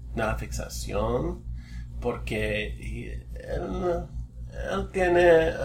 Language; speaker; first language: Spanish; non-native, learner; English